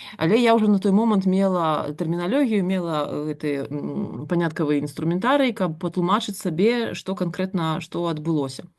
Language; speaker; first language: Belarusian; non-native, local second language; Russian